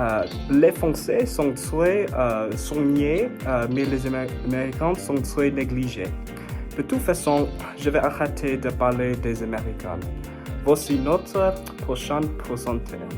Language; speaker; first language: French; non-native, learner; English